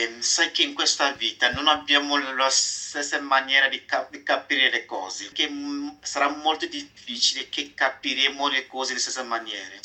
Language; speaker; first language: Italian; non-native, fluent; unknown